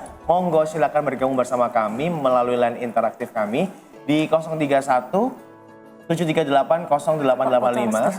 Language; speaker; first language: Indonesian; native; Indonesian